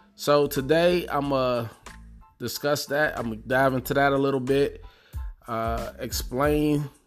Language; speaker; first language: English; native; English